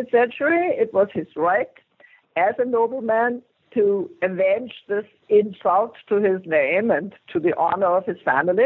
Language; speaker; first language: English; non-native, fluent; German